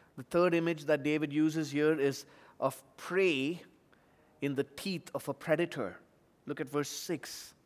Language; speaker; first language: English; non-native, local second language; Tamil